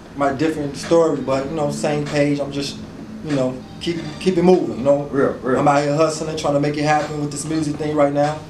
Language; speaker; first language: English; native; English